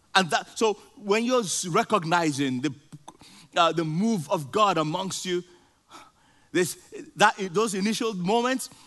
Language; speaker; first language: English; non-native, local second language; Yoruba